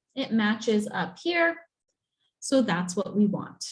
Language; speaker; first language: English; native; English